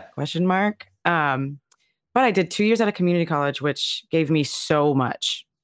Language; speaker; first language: English; native; English